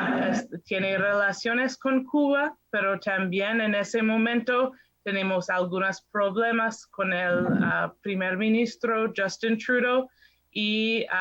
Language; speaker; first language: Spanish; non-native, fluent; English